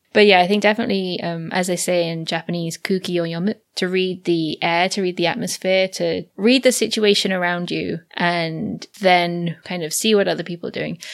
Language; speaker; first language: English; native; English